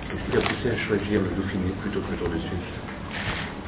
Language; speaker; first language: French; native; French